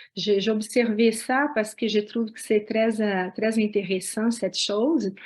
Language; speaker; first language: French; non-native, fluent; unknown